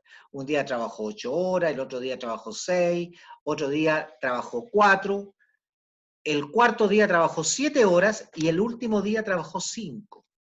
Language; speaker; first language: Spanish; native; Spanish